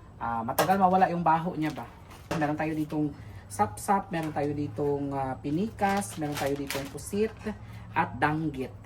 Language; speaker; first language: Filipino; non-native, local second language; Cebuano